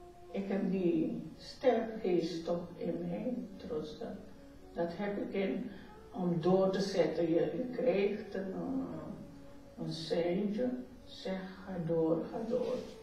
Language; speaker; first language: Dutch; non-native, local second language; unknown